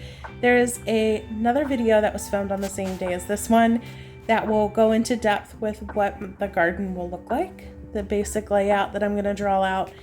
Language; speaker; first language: English; native; English